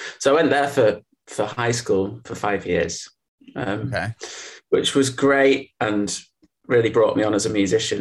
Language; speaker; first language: English; native; English